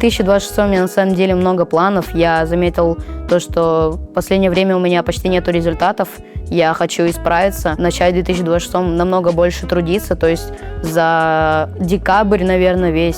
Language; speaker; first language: Russian; native; Russian